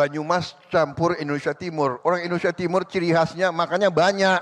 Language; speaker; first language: Indonesian; native; Indonesian